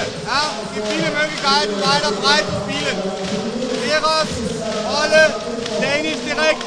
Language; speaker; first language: German; non-native, fluent; Danish